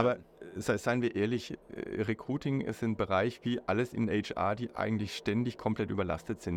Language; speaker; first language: German; native; German